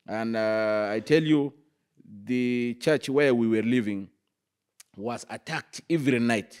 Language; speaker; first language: English; non-native, fluent; Arabic